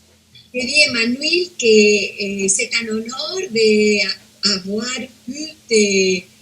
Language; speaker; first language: French; non-native, fluent; Spanish